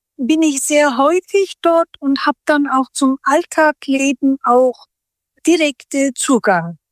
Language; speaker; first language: German; early bilingual, other home language; Turkish